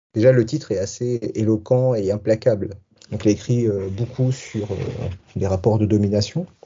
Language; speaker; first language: French; early bilingual, other home language; Tachelhit